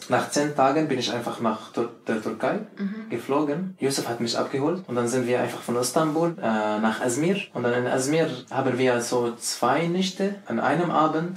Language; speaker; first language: German; non-native, fluent; Arabic